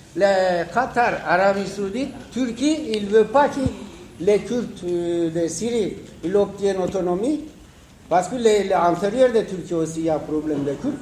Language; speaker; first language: French; non-native, learner; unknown